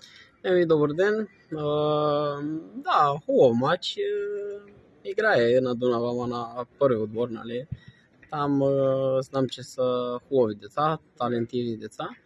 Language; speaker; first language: Bulgarian; non-native, learner; Romanian